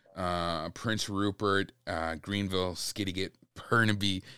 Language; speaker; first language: English; native; English